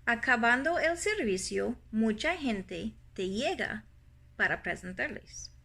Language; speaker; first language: Spanish; non-native, fluent; English